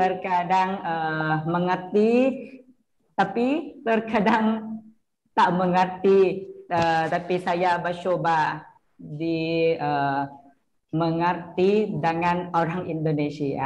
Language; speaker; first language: Indonesian; non-native, learner; Thai